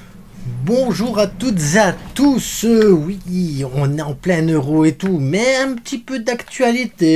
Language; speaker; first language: French; native; French